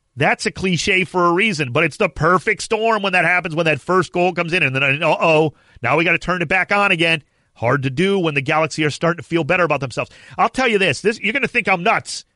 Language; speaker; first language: English; native; English